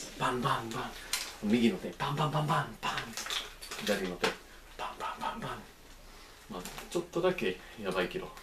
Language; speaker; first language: Japanese; non-native, learner; English